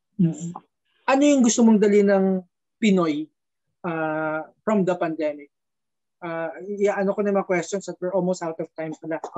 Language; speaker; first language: Filipino; native; Filipino